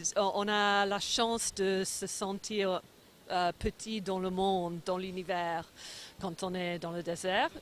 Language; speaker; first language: French; non-native, fluent; English